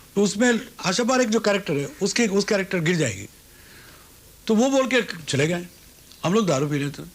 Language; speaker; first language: Hindi; non-native, local second language; Bangla